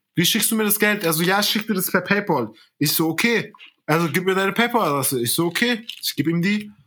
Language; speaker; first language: German; early bilingual, other home language; Turkish